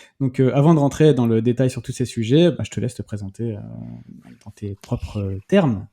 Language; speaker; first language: French; native; French